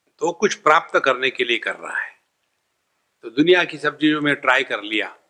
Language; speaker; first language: Hindi; non-native, local second language; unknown